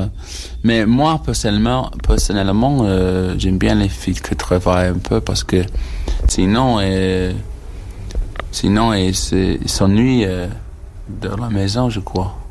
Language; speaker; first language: French; non-native, learner; English